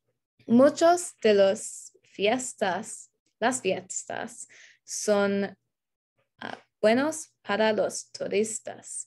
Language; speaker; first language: Spanish; non-native, learner; English